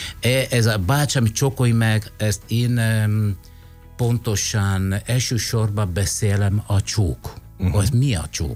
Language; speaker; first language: Hungarian; non-native, fluent; Italian